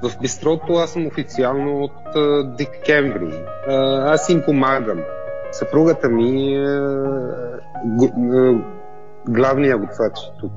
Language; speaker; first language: Bulgarian; non-native, fluent; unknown